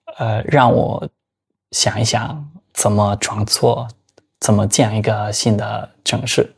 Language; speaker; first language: Chinese; non-native, fluent; Spanish